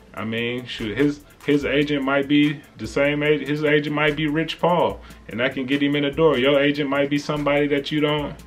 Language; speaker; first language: English; native; English